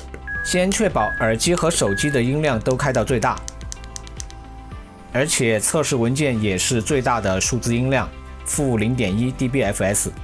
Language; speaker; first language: Chinese; native; Chinese